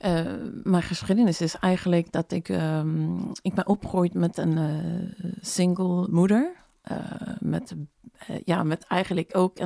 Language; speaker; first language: Dutch; non-native, fluent; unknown